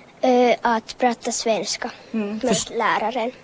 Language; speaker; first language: Swedish; non-native, local second language; Finnish